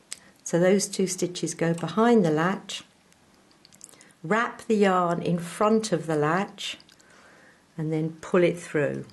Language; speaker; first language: English; native; English